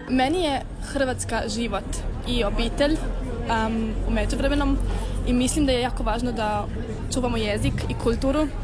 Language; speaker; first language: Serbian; non-native, fluent; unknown